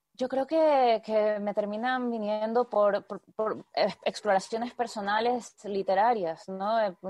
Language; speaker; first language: Spanish; native; Spanish